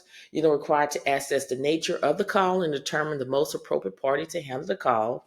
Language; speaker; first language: English; native; English